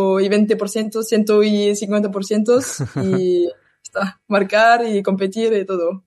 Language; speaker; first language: Spanish; non-native, learner; French